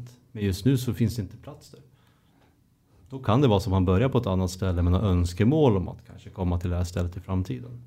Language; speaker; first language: Swedish; native; Swedish